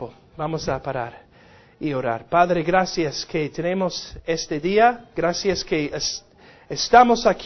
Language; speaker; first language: Spanish; non-native, fluent; English